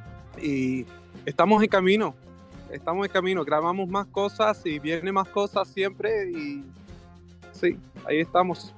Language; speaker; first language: Spanish; non-native, fluent; Swedish